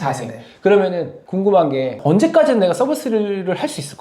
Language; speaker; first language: Korean; native; Korean